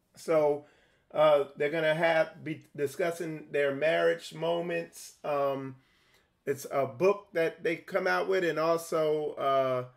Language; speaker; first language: English; native; English